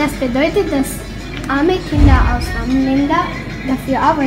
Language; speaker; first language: German; non-native, learner; Spanish